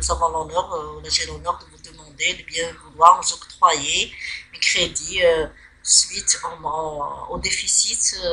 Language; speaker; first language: French; non-native, local second language; Arabic